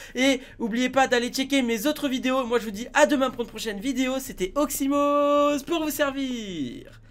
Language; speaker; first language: French; native; French